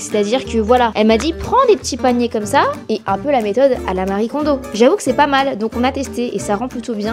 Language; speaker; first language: French; native; French